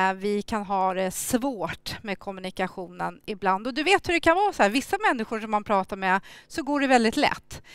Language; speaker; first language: Swedish; early bilingual, other home language; Thai